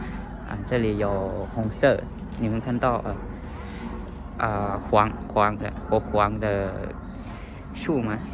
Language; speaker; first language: Chinese; non-native, learner; Lao